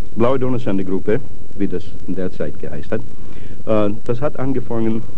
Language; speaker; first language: German; non-native, fluent; English